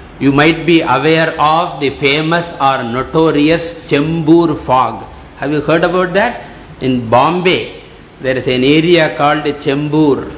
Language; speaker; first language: English; non-native, local second language; Tamil